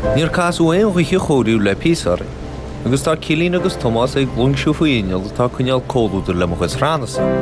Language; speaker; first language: Irish; native; Irish